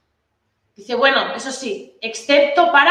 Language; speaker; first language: Spanish; native; Spanish